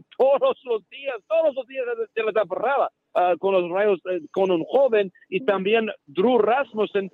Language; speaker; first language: Spanish; non-native, learner; English